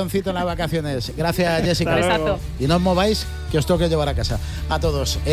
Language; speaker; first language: Spanish; native; Spanish